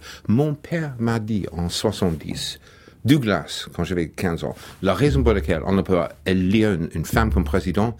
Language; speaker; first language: French; non-native, fluent; English